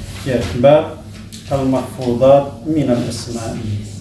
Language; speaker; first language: Arabic; non-native, fluent; Indonesian